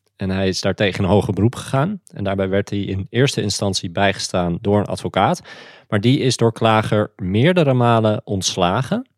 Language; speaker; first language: Dutch; native; Dutch